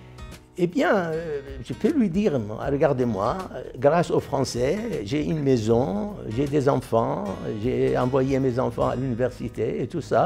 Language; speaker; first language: French; non-native, fluent; Arabic